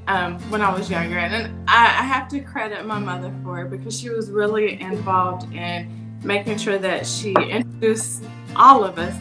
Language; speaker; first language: English; native; English